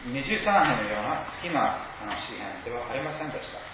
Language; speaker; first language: Japanese; non-native, fluent; English